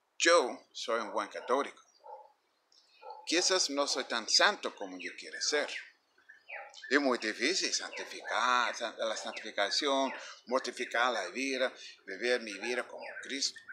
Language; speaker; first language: Spanish; non-native, fluent; English